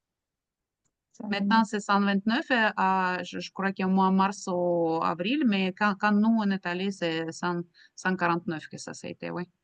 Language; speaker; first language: French; non-native, fluent; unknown